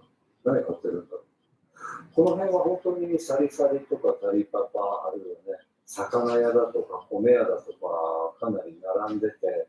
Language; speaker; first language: Japanese; native; Japanese